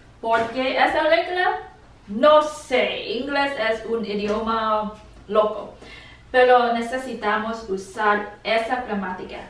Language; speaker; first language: Spanish; non-native, learner; English